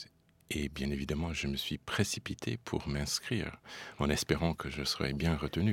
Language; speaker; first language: French; non-native, fluent; English